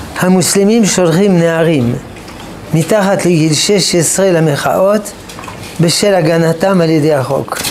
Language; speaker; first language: Hebrew; non-native, fluent; French